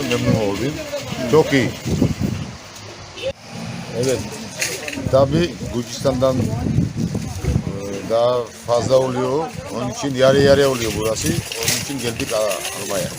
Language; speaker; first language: Turkish; non-native, learner; Georgian